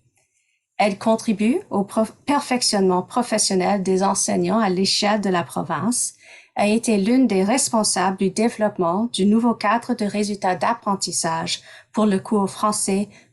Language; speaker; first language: French; non-native, local second language; English